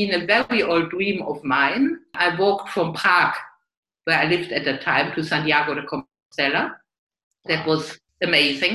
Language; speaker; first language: English; non-native, fluent; German